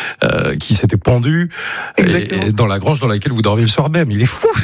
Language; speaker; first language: French; native; French